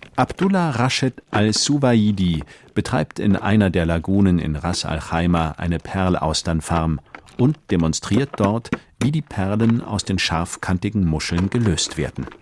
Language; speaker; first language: German; native; German